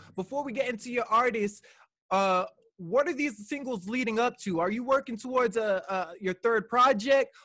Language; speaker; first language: English; native; English